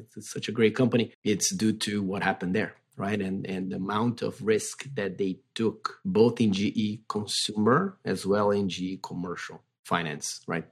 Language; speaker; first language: English; non-native, fluent; Portuguese